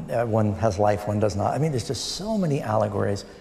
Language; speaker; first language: English; native; English